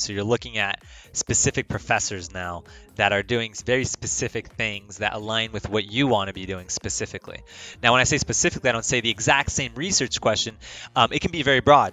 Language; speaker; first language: English; early bilingual, other home language; Spanish